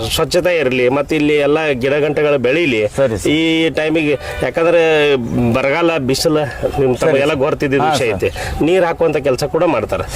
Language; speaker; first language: Kannada; native; Kannada